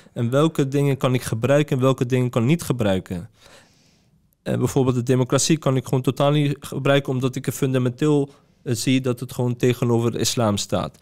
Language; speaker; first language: Dutch; early bilingual, other home language; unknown